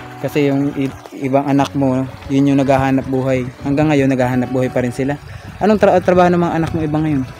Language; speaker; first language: Filipino; non-native, local second language; Cebuano